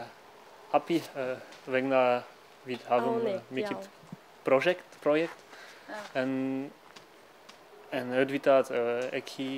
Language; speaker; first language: Icelandic; non-native, learner; Swiss German